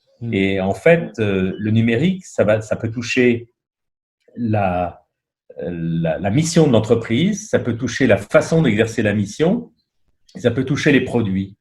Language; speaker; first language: French; native; French